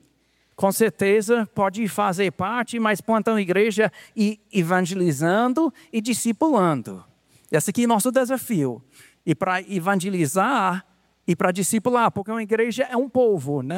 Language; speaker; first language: Portuguese; non-native, fluent; English